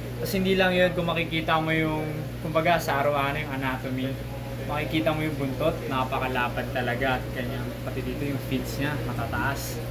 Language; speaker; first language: Filipino; native; Filipino